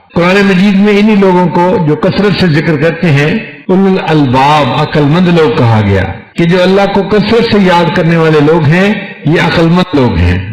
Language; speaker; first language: Urdu; non-native, local second language; Punjabi